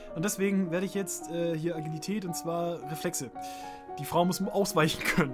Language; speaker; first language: German; native; German